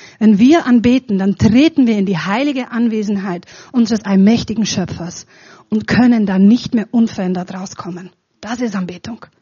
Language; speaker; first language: German; non-native, fluent; Romanian